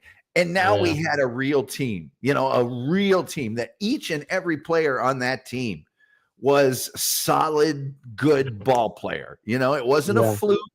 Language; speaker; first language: English; native; English